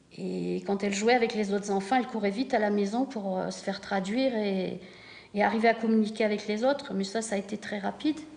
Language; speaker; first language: French; native; French